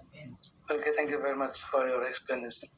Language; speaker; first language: English; non-native, learner; Indonesian